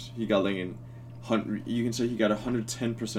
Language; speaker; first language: English; non-native, fluent; Danish